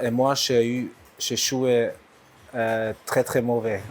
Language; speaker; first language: French; non-native, local second language; German